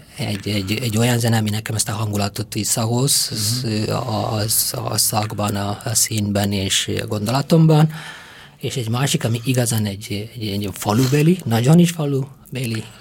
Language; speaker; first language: Hungarian; non-native, fluent; Tamil